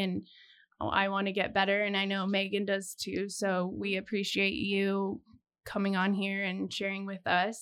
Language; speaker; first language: English; native; English